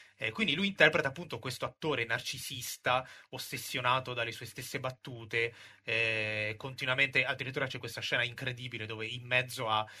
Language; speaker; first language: Italian; native; Italian